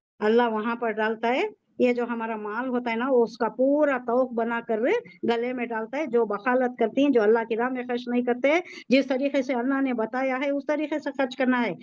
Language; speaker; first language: Urdu; native; Urdu